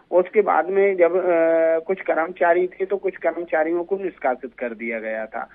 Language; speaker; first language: Hindi; native; Hindi